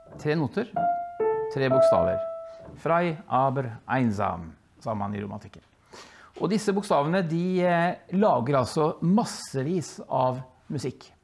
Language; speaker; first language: Norwegian; early bilingual, other home language; Dutch